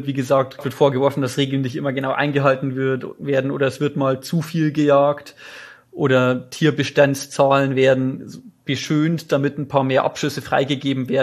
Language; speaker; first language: German; native; German